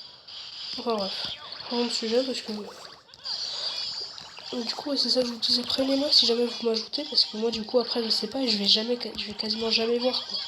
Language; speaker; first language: French; native; French